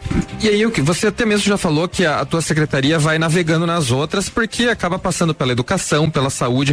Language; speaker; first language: Portuguese; native; Portuguese